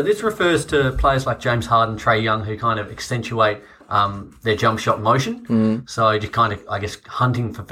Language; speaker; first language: English; native; English